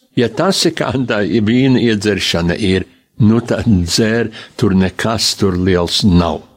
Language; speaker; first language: Latvian; early bilingual, heritage; Latvian